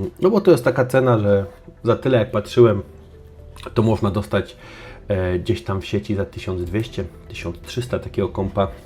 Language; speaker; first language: Polish; native; Polish